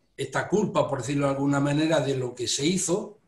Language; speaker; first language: Spanish; native; Spanish